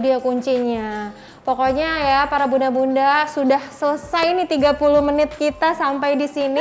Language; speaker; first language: Indonesian; native; Indonesian